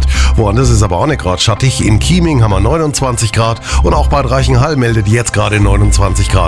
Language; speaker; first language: German; native; German